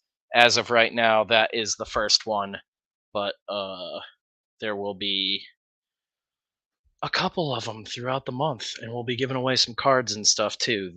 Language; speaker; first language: English; native; English